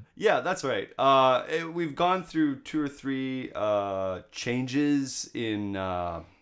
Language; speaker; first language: English; native; English